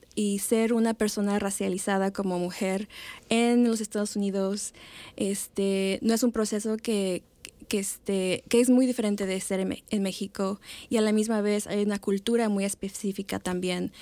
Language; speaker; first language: Spanish; native; Spanish